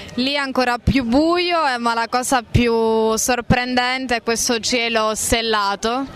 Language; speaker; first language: Italian; native; Italian